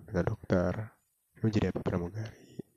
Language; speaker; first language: Indonesian; native; Indonesian